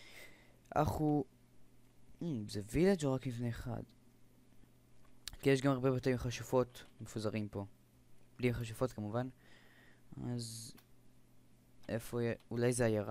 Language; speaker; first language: Hebrew; native; Hebrew